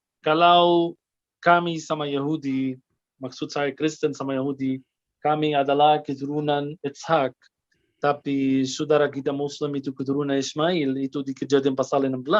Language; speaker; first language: Indonesian; non-native, fluent; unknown